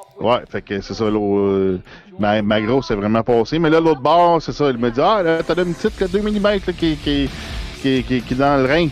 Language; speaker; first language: French; native; French